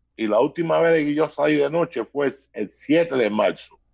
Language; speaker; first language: Spanish; early bilingual, heritage; Spanish